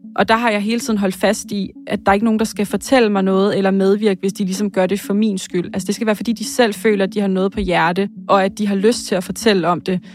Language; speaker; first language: Danish; native; Danish